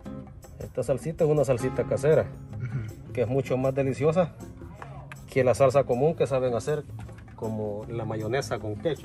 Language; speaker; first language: Spanish; native; Spanish